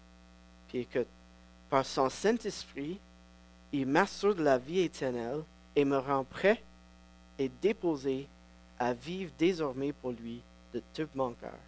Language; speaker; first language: French; non-native, local second language; English